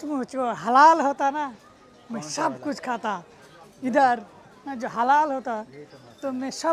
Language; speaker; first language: Hindi; non-native, learner; Bangla